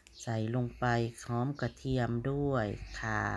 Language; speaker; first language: Thai; non-native, local second language; Lao